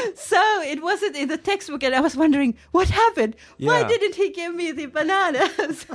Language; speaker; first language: English; non-native, fluent; Finnish